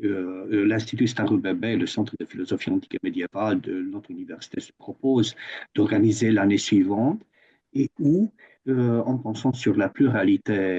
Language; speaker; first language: French; non-native, fluent; Romanian